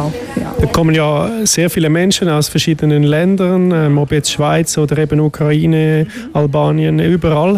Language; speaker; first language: German; native; German